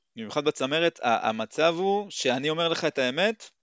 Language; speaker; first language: Hebrew; native; Hebrew